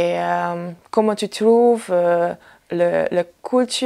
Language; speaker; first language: French; non-native, learner; Hungarian